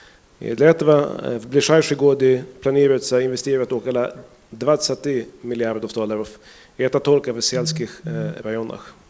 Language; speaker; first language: Russian; non-native, fluent; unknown